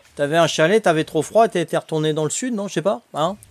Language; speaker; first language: French; native; French